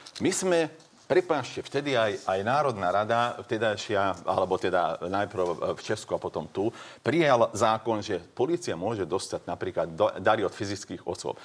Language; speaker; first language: Slovak; non-native, local second language; Hungarian